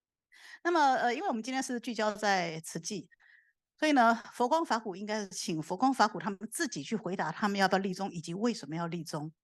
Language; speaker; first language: Chinese; native; Chinese